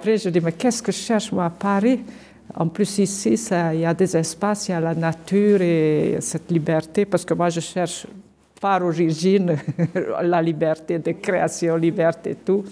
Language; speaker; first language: French; non-native, fluent; Hungarian